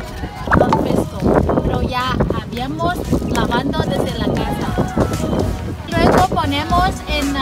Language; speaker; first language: Spanish; non-native, learner; Thai